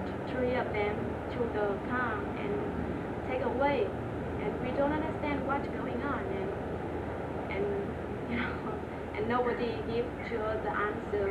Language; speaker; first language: English; non-native, learner; Vietnamese